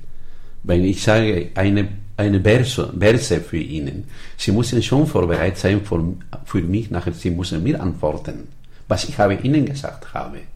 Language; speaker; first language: German; non-native, learner; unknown